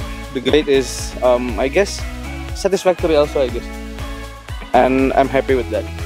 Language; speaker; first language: English; non-native, fluent; Indonesian